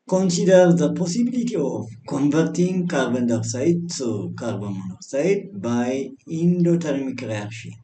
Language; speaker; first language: English; non-native, local second language; Amharic